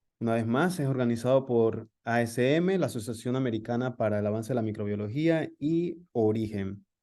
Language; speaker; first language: Spanish; native; Spanish